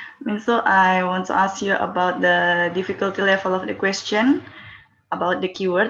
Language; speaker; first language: English; non-native, fluent; Indonesian